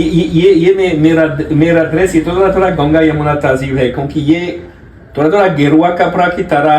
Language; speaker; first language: Hindi; non-native, learner; French